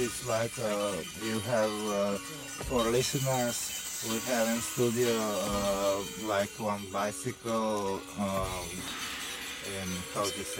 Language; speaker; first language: English; non-native, learner; Slovenian